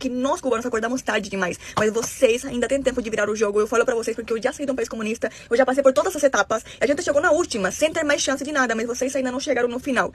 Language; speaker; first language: Portuguese; non-native, fluent; Spanish